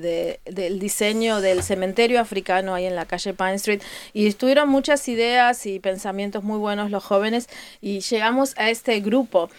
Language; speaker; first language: Spanish; native; Spanish